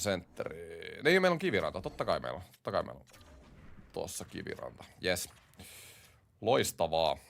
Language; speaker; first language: Finnish; native; Finnish